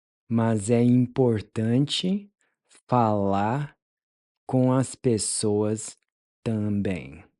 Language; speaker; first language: Portuguese; non-native, fluent; English